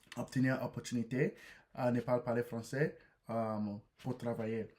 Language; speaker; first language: French; non-native, learner; English